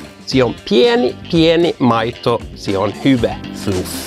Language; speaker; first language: Finnish; non-native, learner; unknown